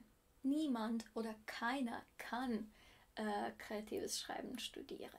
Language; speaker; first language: German; non-native, fluent; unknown